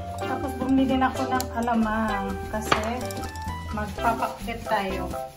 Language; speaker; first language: Filipino; non-native, local second language; Cebuano